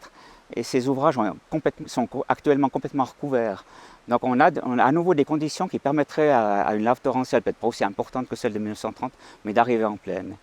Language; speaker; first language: French; native; French